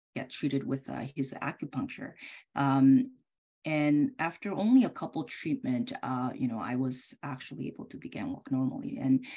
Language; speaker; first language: English; early bilingual, other home language; Korean